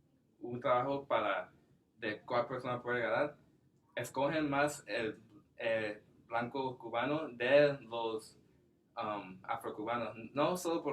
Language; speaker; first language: Spanish; non-native, learner; English